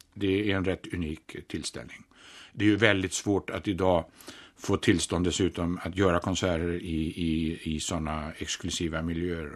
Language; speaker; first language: Swedish; native; Swedish